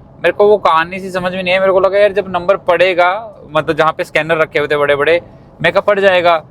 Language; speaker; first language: Hindi; native; Hindi